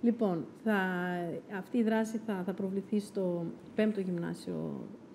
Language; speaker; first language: Greek; native; Greek